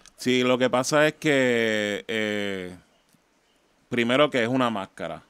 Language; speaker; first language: Spanish; native; Spanish